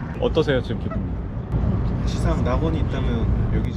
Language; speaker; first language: Korean; native; Korean